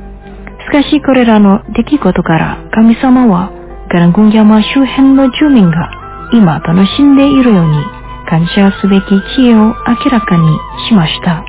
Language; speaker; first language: Japanese; non-native, fluent; Indonesian